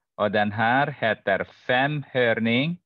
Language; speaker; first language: Swedish; non-native, fluent; Arabic